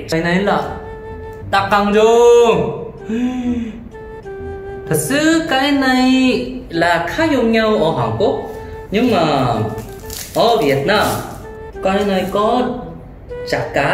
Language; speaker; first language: Vietnamese; non-native, learner; Korean